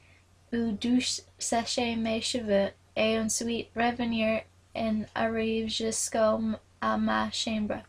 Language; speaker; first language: French; non-native, learner; English